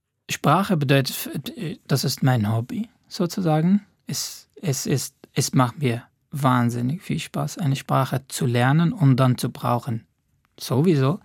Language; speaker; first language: German; non-native, fluent; Arabic